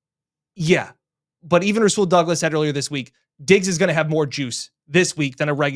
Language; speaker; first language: English; native; English